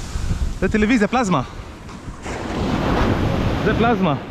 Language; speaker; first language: Hebrew; native; Hebrew